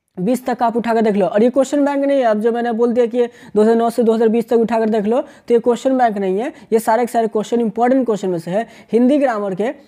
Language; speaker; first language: Hindi; native; Hindi